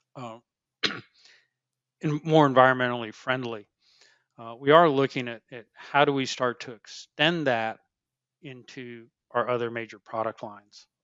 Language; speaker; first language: English; native; English